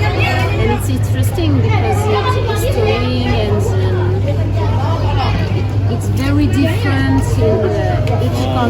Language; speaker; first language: English; non-native, learner; French